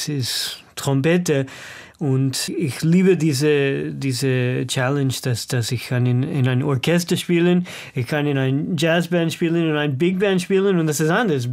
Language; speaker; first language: German; non-native, learner; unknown